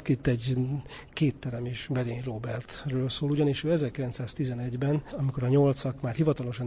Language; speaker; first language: Hungarian; native; Hungarian